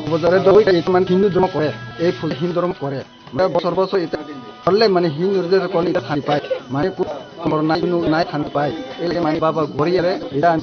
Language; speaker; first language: Bangla; non-native, local second language; Kok Borok